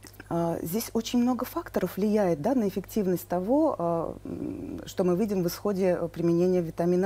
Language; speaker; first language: Russian; native; Russian